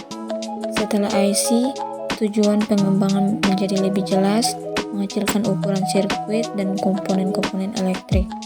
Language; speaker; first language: Indonesian; native; Indonesian